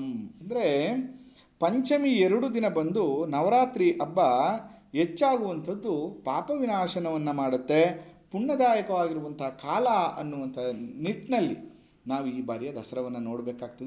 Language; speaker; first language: Kannada; native; Kannada